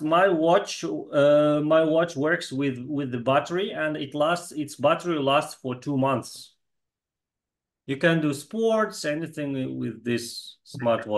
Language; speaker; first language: English; non-native, fluent; Kazakh